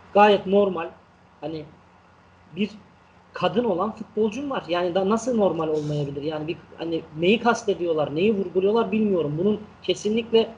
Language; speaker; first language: Turkish; native; Turkish